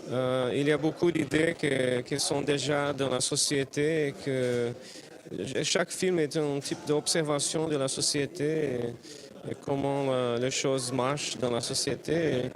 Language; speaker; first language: French; non-native, fluent; Portuguese